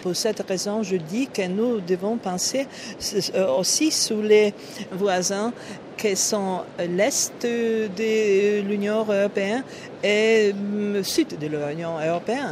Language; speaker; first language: French; non-native, fluent; Polish